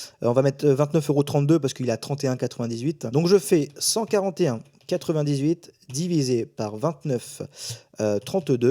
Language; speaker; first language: French; native; French